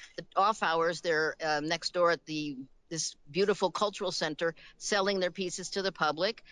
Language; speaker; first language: English; native; English